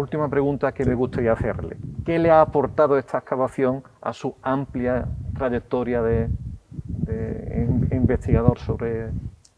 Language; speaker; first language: Spanish; native; Spanish